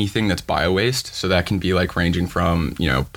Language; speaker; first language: English; native; English